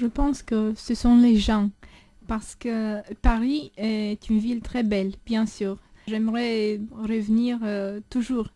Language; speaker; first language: French; non-native, fluent; Romanian